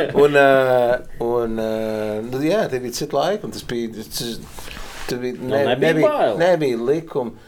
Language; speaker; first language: Latvian; early bilingual, heritage; Latvian